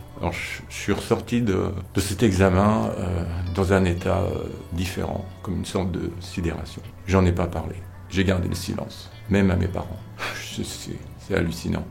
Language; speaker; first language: French; native; French